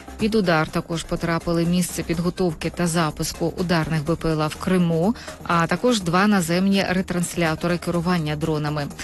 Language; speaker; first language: Ukrainian; native; Ukrainian